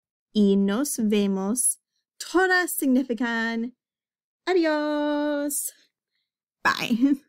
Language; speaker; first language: Spanish; non-native, fluent; English